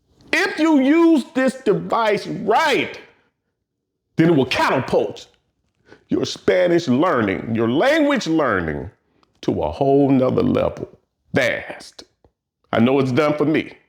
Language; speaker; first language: English; native; English